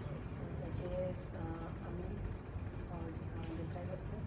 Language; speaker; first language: English; non-native, local second language; Malay